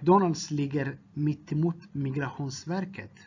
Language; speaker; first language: Swedish; non-native, fluent; Tigrinya